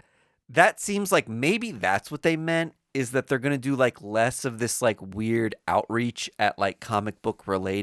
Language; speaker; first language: English; native; English